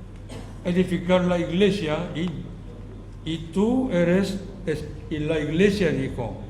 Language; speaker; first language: Spanish; non-native, learner; Korean